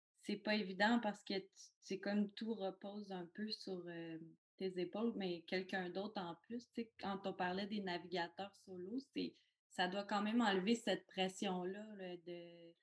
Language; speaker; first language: French; native; French